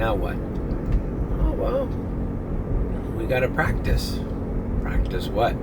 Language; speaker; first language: English; early bilingual, other home language; Spanish